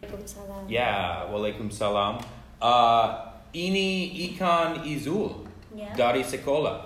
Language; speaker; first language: Indonesian; non-native, learner; English